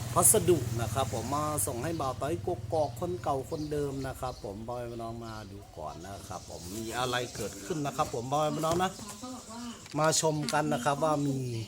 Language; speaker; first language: Thai; non-native, local second language; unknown